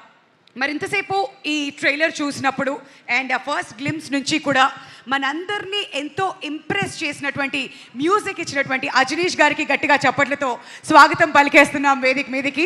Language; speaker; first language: Telugu; native; Telugu